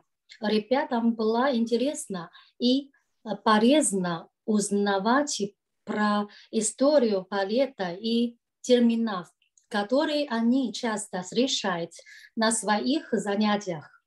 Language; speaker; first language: Russian; non-native, learner; Chinese